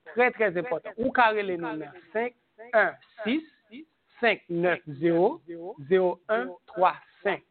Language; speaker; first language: French; non-native, local second language; Haitian Creole